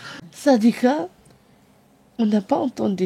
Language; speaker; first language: French; non-native, learner; Arabic